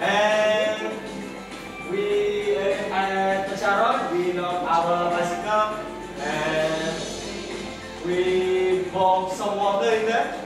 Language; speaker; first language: English; non-native, learner; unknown